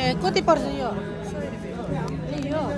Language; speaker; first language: Nepali; non-native, fluent; Filipino